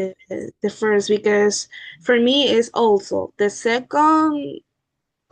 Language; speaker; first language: English; non-native, learner; Spanish